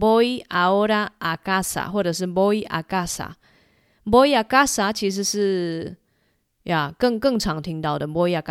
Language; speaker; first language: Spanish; non-native, fluent; Chinese